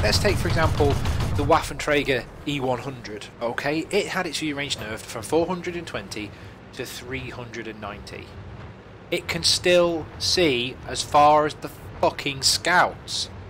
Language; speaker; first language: English; native; English